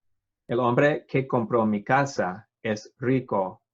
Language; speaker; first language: Spanish; non-native, fluent; English